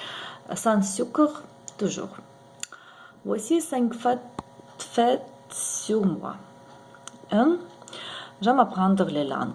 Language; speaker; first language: French; non-native, learner; Ukrainian